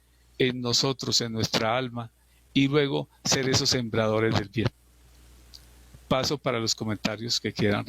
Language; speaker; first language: Spanish; native; Spanish